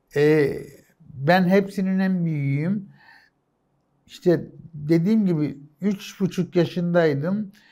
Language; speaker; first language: Turkish; native; Turkish